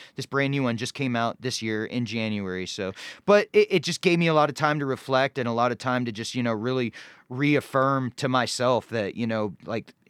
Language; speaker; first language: English; native; English